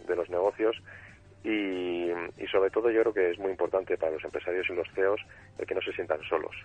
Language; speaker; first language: Spanish; native; Spanish